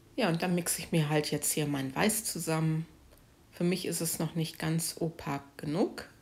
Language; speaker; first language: German; native; German